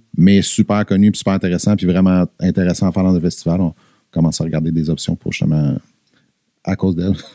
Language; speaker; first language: French; native; French